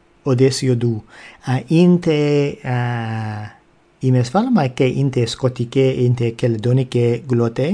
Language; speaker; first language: Greek; non-native, fluent; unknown